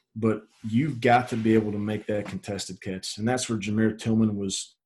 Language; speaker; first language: English; native; English